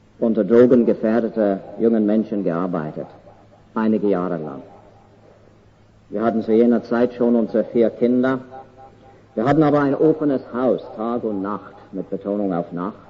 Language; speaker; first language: German; non-native, fluent; English